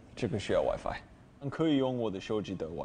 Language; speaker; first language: Chinese; non-native, learner; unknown